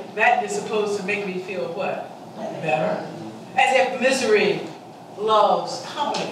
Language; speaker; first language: English; native; English